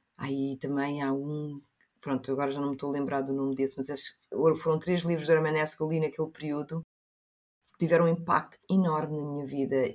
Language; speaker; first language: Portuguese; early bilingual, other home language; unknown